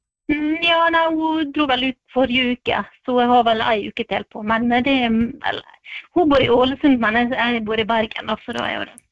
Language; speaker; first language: Norwegian; native; Norwegian